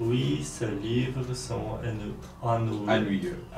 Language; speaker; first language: French; non-native, learner; Polish